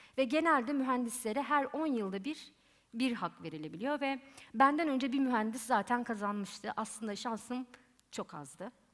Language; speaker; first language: Turkish; native; Turkish